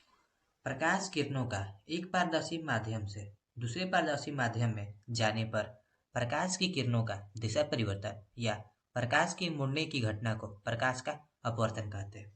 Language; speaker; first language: Hindi; native; Hindi